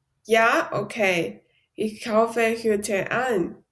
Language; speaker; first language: German; non-native, learner; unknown